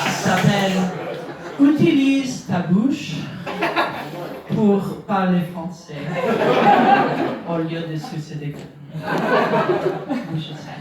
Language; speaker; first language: French; non-native, learner; English